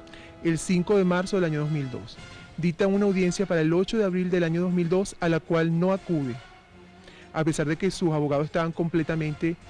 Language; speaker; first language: Spanish; native; Spanish